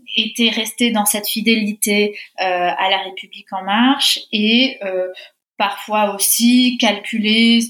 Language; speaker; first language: French; early bilingual, heritage; Spanish